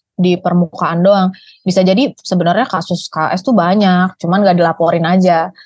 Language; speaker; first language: Indonesian; native; Indonesian